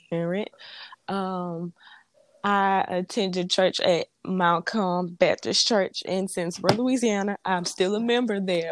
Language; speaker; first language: English; native; English